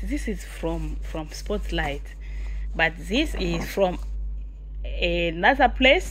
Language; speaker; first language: English; non-native, fluent; Swahili